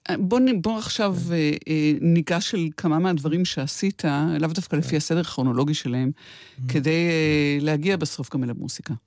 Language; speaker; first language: Hebrew; native; Hebrew